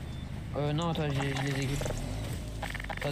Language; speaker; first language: French; native; French